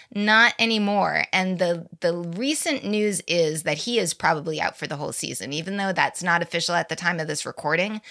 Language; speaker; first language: English; native; English